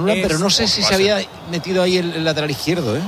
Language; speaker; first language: Spanish; native; Spanish